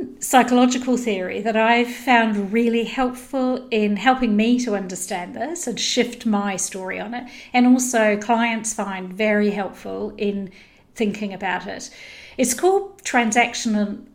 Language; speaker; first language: English; native; English